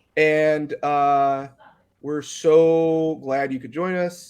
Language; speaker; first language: English; native; English